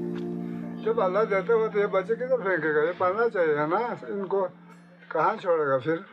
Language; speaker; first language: Hindi; non-native, local second language; Balti